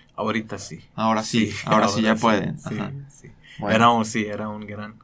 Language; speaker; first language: Spanish; non-native, learner; Persian